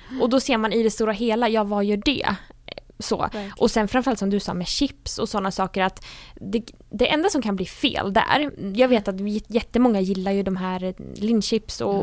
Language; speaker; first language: Swedish; native; Swedish